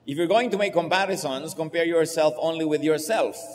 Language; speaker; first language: English; non-native, local second language; Filipino